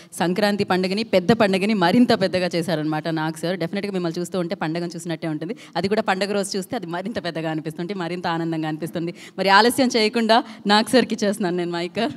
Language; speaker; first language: Telugu; native; Telugu